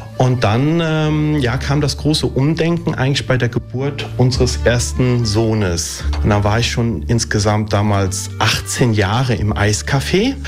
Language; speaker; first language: German; early bilingual, other home language; Italian